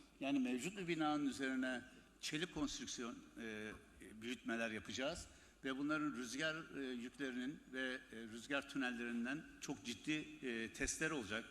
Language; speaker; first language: Turkish; native; Turkish